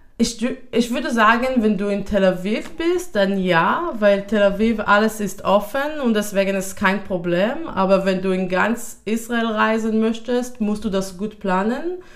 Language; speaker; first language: German; non-native, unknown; Hebrew